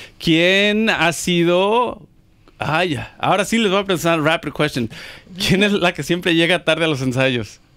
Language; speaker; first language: Spanish; early bilingual, heritage; Spanish